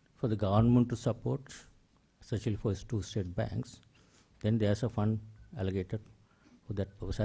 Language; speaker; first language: English; non-native, local second language; Sinhala